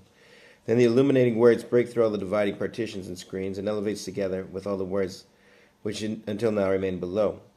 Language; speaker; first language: English; native; English